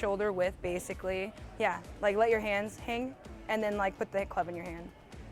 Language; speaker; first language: English; native; English